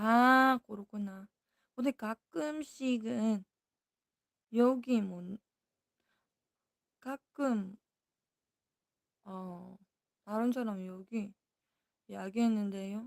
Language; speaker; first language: Korean; non-native, fluent; Filipino